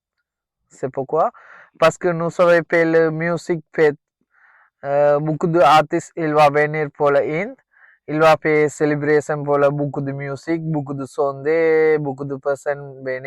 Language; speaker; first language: French; non-native, learner; Tamil